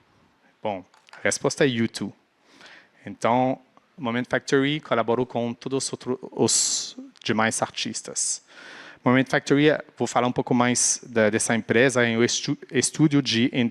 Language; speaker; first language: Portuguese; non-native, fluent; French